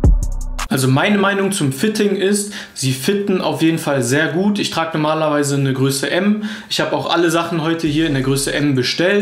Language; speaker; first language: German; native; German